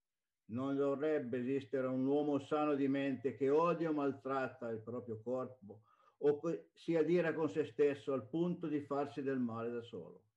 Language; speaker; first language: Italian; native; Italian